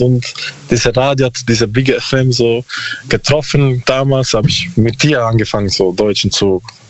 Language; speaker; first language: German; non-native, learner; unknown